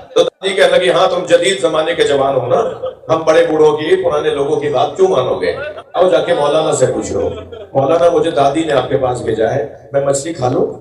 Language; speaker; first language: Urdu; non-native, local second language; Sindhi